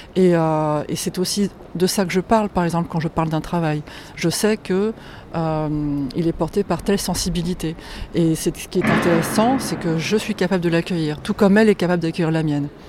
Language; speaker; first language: French; non-native, fluent; Polish